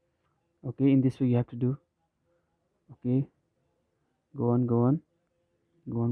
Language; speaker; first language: English; non-native, fluent; Nepali